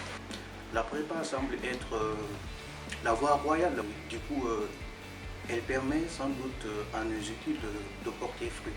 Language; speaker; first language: French; non-native, local second language; Wolof